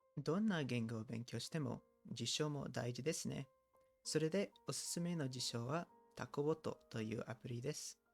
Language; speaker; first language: Japanese; non-native, learner; English